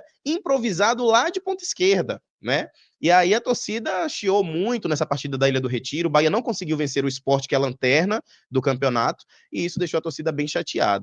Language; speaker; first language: Portuguese; native; Portuguese